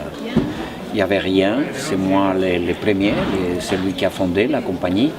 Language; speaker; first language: French; non-native, fluent; Spanish